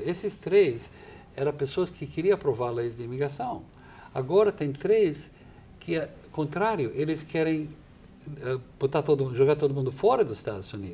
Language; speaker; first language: Portuguese; non-native, fluent; English